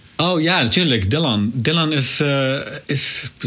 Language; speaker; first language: Dutch; non-native, fluent; Arabic